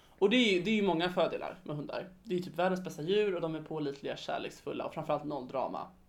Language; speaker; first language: Swedish; native; Swedish